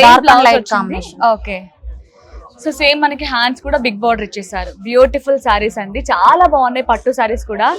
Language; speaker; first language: Telugu; native; Telugu